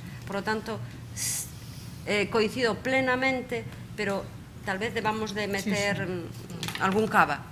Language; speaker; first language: Spanish; native; Spanish